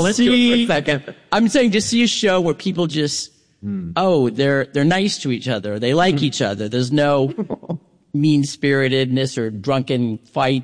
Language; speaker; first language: English; native; English